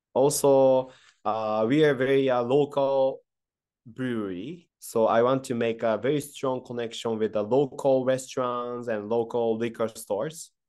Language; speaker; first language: English; non-native, fluent; Japanese